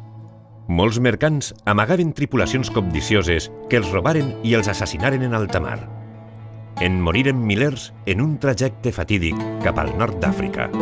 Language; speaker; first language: Catalan; native; Catalan